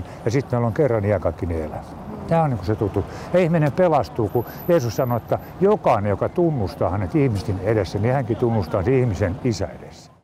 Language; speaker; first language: Finnish; native; Finnish